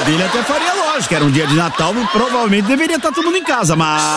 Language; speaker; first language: Portuguese; native; Portuguese